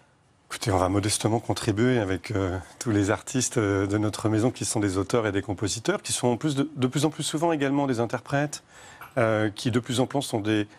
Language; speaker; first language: French; native; French